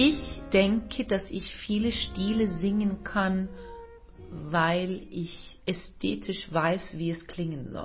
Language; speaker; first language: German; non-native, fluent; Norwegian